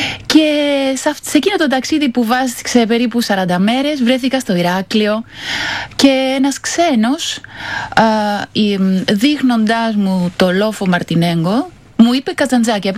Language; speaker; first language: Greek; non-native, fluent; Spanish